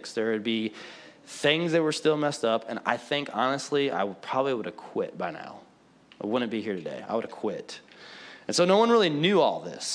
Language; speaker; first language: English; native; English